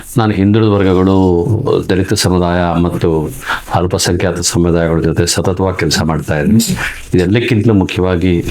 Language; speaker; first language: Kannada; native; Kannada